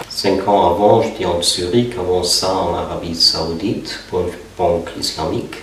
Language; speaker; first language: French; non-native, fluent; German